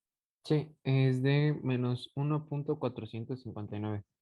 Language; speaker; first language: Spanish; native; Spanish